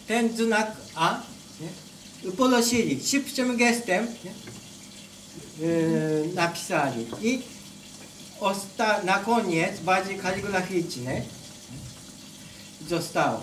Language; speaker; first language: Polish; non-native, learner; Japanese